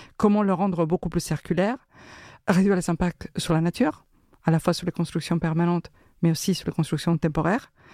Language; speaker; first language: French; non-native, fluent; Spanish